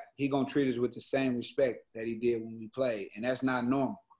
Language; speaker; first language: English; native; English